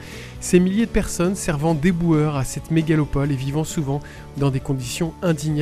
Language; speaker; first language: French; native; French